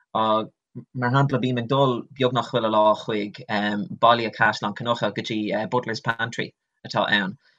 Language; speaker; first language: Irish; non-native, local second language; English